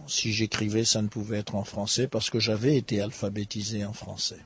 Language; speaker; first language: French; non-native, local second language; Lingala